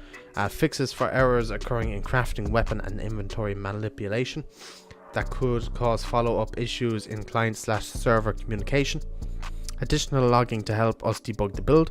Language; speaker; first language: English; native; English